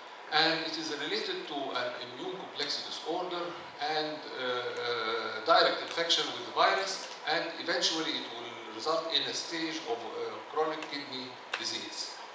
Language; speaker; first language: English; non-native, fluent; Arabic